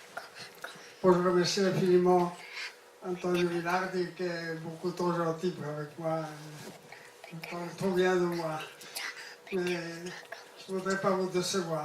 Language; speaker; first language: French; non-native, fluent; Italian